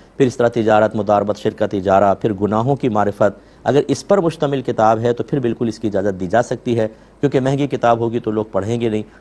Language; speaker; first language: Urdu; native; Urdu